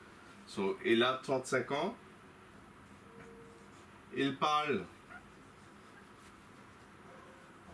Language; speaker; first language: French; non-native, fluent; Hindi